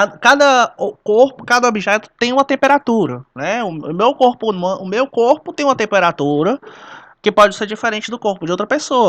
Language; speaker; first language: Portuguese; native; Portuguese